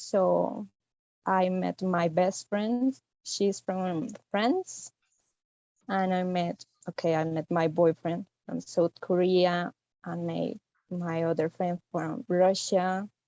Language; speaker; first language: English; non-native, fluent; Spanish